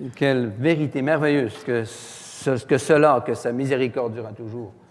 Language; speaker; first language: French; native; French